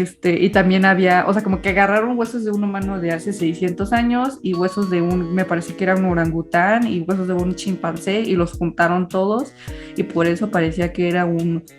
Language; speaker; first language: Spanish; native; Spanish